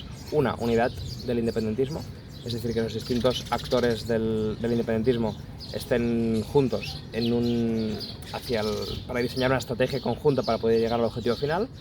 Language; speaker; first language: Spanish; non-native, local second language; Catalan